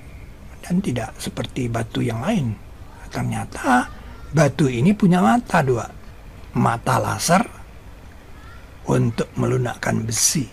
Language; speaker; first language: Indonesian; native; Indonesian